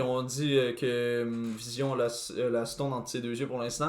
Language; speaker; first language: French; native; French